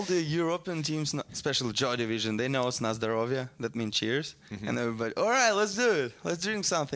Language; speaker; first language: English; non-native, learner; Russian